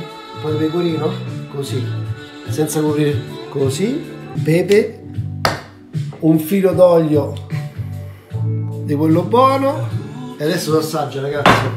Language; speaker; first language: Italian; native; Italian